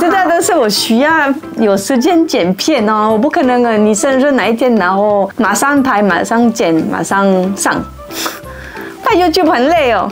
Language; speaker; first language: Chinese; non-native, fluent; French